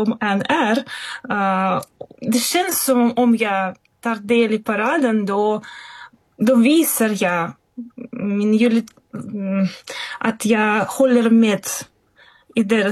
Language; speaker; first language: Swedish; non-native, fluent; Russian